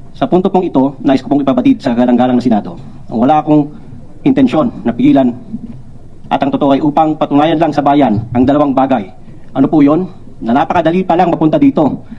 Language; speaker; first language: Filipino; non-native, local second language; Cebuano